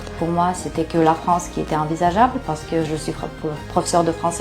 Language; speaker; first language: French; non-native, fluent; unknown